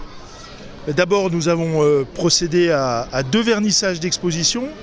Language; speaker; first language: French; native; French